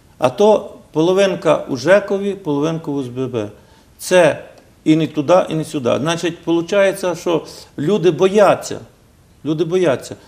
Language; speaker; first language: Ukrainian; native; Ukrainian